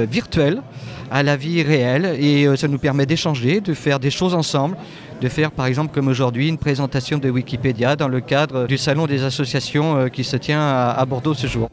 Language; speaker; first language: French; native; French